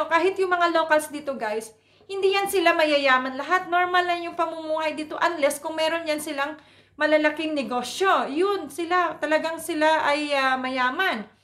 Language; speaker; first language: Filipino; non-native, local second language; Cebuano